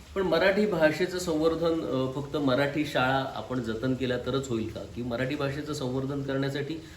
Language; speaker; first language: Marathi; native; Marathi